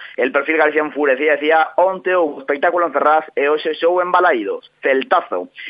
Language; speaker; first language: Spanish; native; Spanish